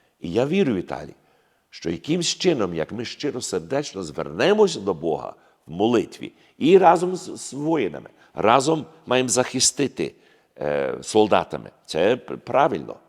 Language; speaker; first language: Ukrainian; early bilingual, heritage; Ukrainian